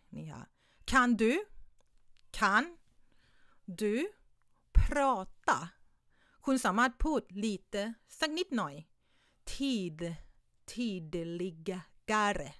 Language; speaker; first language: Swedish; non-native, fluent; Thai